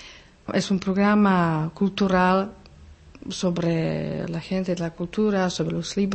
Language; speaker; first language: Spanish; non-native, fluent; Czech